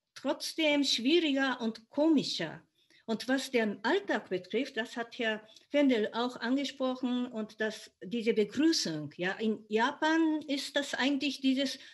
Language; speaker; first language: German; non-native, fluent; Japanese